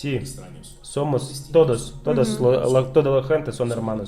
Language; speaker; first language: Spanish; non-native, fluent; Russian